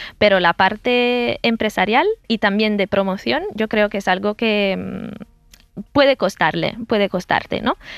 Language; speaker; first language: Spanish; non-native, fluent; Italian